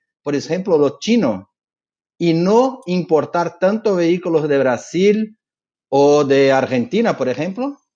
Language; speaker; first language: Spanish; non-native, fluent; Portuguese